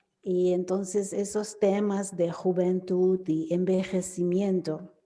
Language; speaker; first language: Spanish; non-native, fluent; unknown